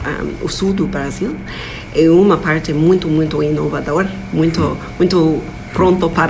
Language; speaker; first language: Portuguese; non-native, fluent; English